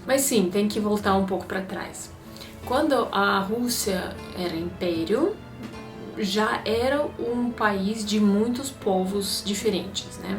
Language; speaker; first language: Portuguese; non-native, fluent; Russian